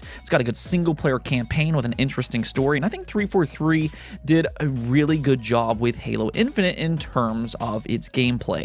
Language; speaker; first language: English; native; English